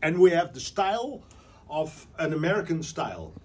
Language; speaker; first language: English; non-native, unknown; Dutch